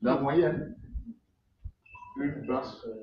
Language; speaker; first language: French; non-native, fluent; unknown